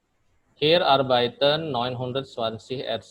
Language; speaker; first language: German; non-native, fluent; Indonesian